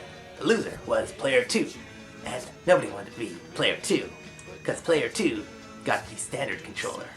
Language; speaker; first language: English; native; English